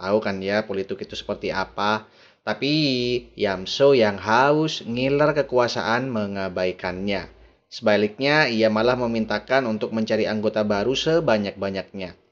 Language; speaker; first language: Indonesian; native; Indonesian